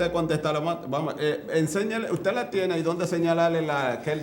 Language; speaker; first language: Spanish; native; Spanish